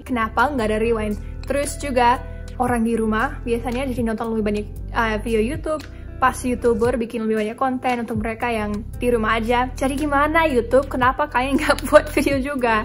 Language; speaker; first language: Indonesian; non-native, fluent; English